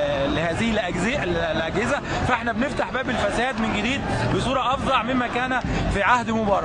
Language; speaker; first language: Arabic; native; Arabic